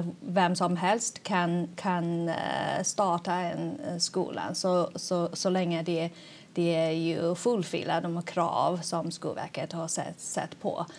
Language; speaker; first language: Swedish; non-native, fluent; Chinese